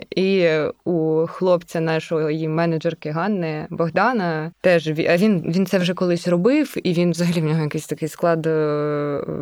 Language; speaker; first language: Ukrainian; native; Ukrainian